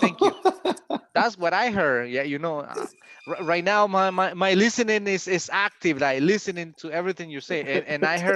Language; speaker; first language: English; non-native, fluent; Spanish